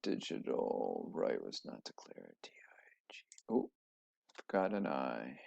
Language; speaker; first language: English; native; English